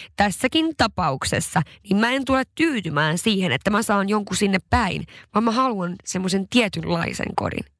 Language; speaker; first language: Finnish; non-native, local second language; Swedish